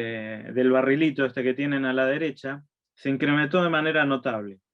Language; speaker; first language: Spanish; native; Spanish